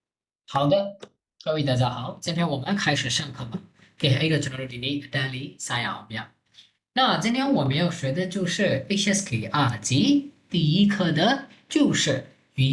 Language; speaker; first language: Chinese; non-native, fluent; Burmese